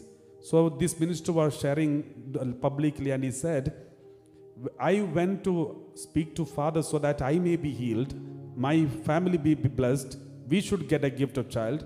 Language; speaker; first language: English; non-native, local second language; Malayalam